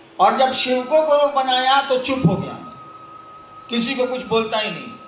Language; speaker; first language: Hindi; native; Hindi